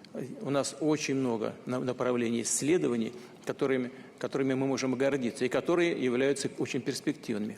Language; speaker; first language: Russian; native; Russian